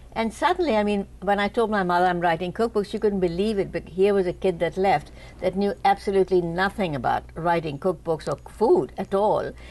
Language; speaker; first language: English; non-native, local second language; Hindi